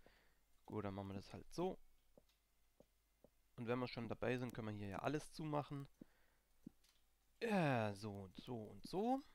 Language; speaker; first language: German; native; German